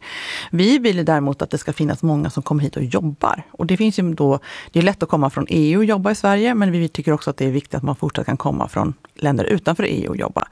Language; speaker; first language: Swedish; native; Swedish